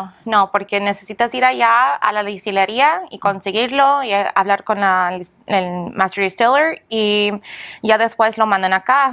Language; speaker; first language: Spanish; early bilingual, heritage; English